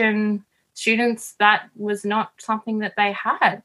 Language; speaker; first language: English; native; English